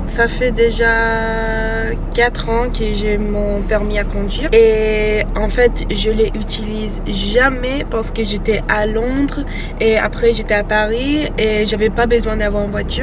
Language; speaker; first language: French; non-native, fluent; English